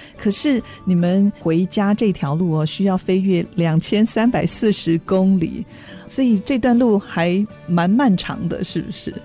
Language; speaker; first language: Chinese; native; Chinese